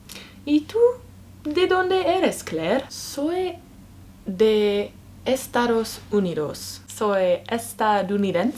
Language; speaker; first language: Spanish; non-native, learner; English